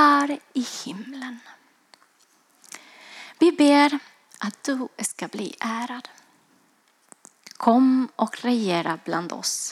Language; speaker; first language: Swedish; non-native, fluent; Spanish